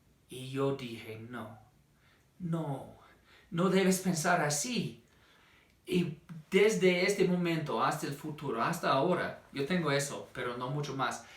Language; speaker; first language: Spanish; non-native, fluent; English